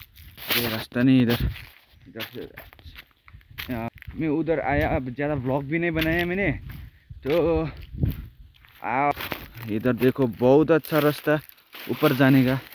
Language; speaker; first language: Hindi; non-native, local second language; Nepali